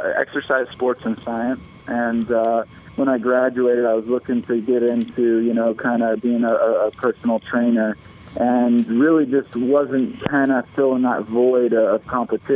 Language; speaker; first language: English; native; English